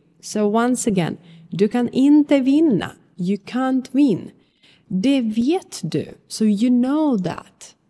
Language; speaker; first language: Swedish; non-native, fluent; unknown